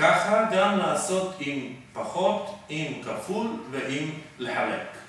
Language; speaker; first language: Hebrew; non-native, fluent; Serbian